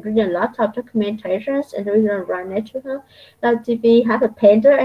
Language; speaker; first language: English; non-native, fluent; Vietnamese